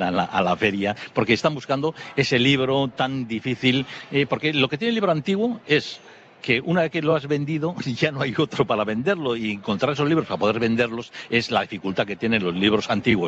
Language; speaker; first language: Spanish; native; Spanish